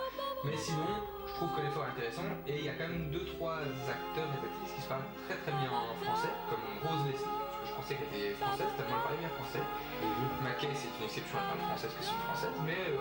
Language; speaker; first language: French; native; French